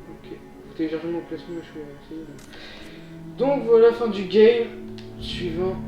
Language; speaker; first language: French; native; French